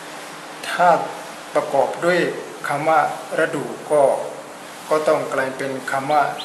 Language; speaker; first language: Thai; non-native, fluent; Burmese